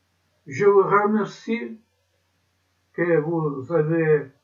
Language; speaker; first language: French; non-native, learner; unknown